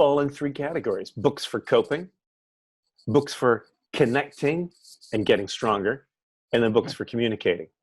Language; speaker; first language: English; native; English